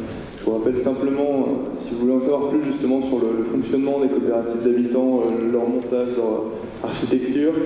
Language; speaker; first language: French; native; French